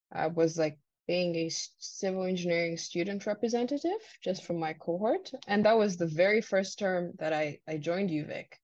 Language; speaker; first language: English; non-native, local second language; Ganda